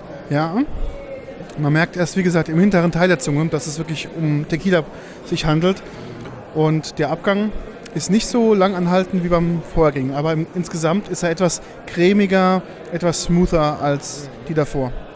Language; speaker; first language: German; native; German